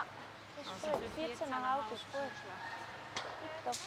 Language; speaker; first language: German; native; German